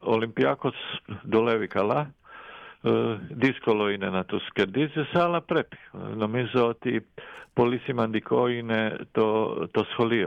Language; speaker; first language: Greek; non-native, fluent; Croatian